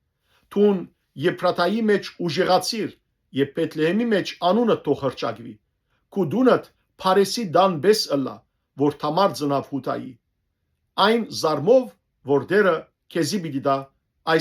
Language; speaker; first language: Armenian; native; Armenian